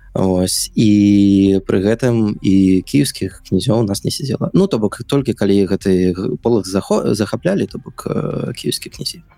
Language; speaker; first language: Belarusian; non-native, local second language; Russian